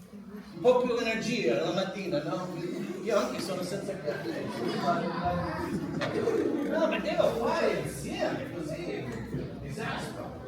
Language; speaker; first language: Italian; non-native, learner; English